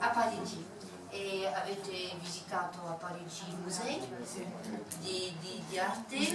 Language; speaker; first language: Italian; non-native, fluent; French